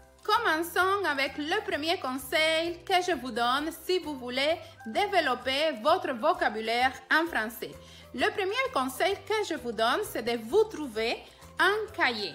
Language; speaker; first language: French; non-native, fluent; Spanish